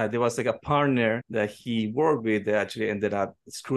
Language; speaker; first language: English; non-native, fluent; Spanish